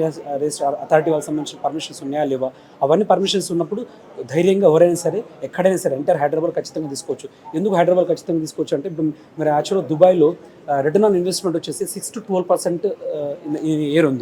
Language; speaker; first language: Telugu; native; Telugu